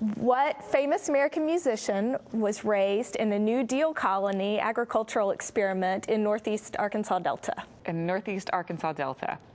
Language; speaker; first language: English; native; English